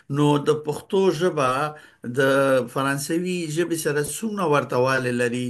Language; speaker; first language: Pashto; native; Pashto